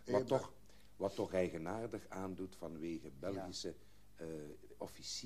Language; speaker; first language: Dutch; native; Dutch